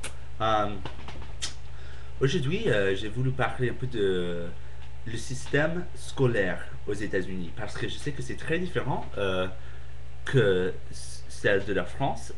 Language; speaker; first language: French; non-native, fluent; English